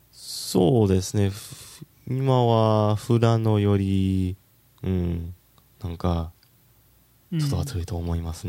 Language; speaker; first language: Japanese; non-native, fluent; English